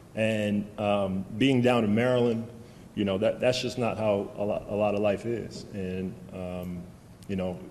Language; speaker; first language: English; native; English